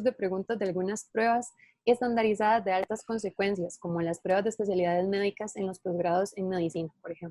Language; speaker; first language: Spanish; native; Spanish